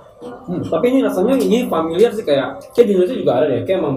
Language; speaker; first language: Indonesian; native; Indonesian